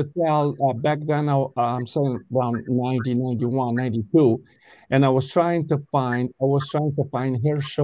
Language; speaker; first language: English; non-native, learner; Albanian